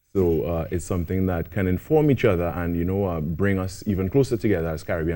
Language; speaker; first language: English; native; English